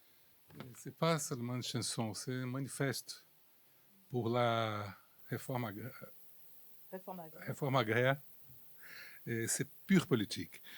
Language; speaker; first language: French; non-native, fluent; Portuguese